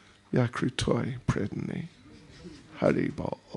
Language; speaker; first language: Russian; non-native, learner; English